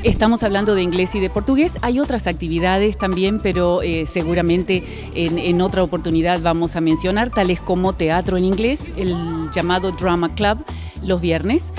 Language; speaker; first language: Spanish; native; Spanish